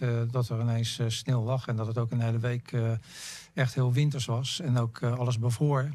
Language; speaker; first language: Dutch; native; Dutch